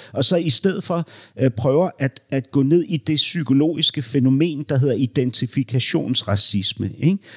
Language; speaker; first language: Danish; native; Danish